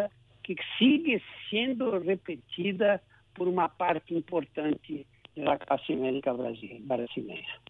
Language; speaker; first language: Spanish; non-native, local second language; Portuguese